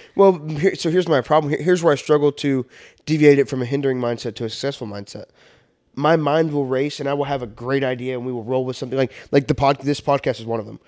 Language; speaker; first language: English; native; English